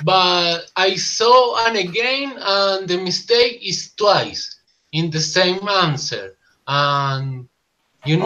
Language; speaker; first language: English; non-native, learner; Spanish